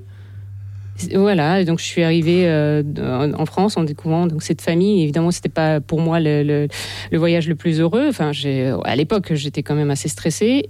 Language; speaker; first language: French; non-native, fluent; Russian